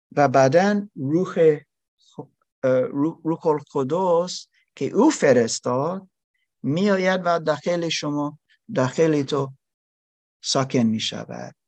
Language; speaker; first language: Persian; non-native, learner; German